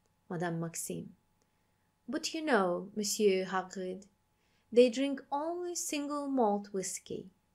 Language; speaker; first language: English; non-native, fluent; Hungarian